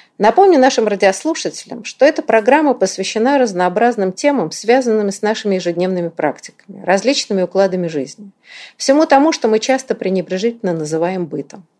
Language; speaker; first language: Russian; native; Russian